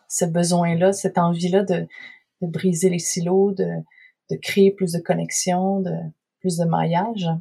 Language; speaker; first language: French; native; French